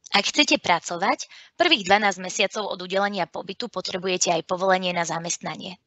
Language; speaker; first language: Slovak; native; Slovak